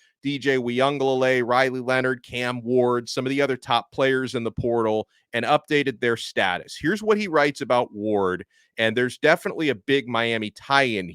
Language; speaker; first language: English; native; English